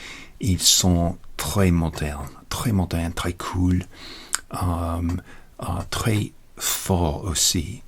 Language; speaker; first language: French; non-native, learner; English